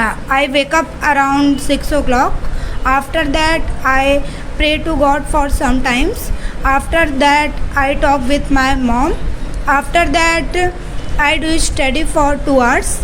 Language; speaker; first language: English; non-native, learner; Hindi